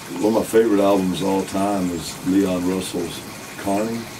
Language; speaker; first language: English; native; English